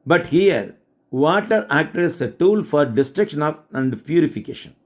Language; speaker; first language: English; non-native, local second language; Tamil